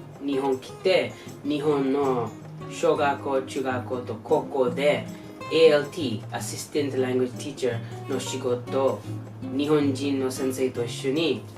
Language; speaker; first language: Japanese; non-native, learner; English